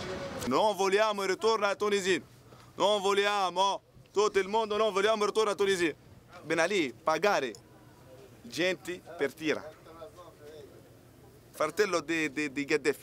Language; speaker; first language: Italian; non-native, learner; Arabic